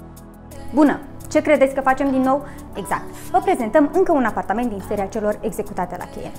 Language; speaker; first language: Romanian; native; Romanian